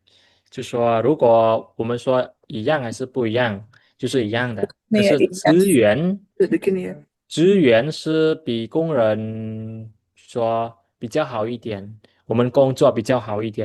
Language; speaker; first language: Chinese; non-native, local second language; Khmer